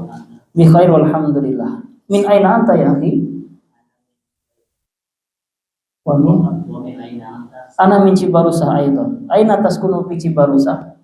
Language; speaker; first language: Arabic; non-native, fluent; Indonesian